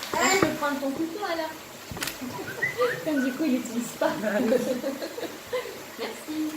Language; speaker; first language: French; native; French